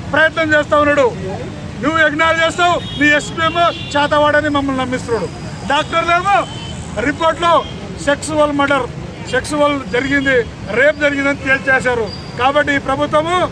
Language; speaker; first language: Telugu; non-native, local second language; Lambadi